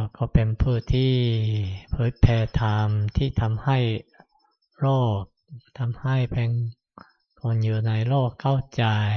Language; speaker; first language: Thai; non-native, fluent; Japanese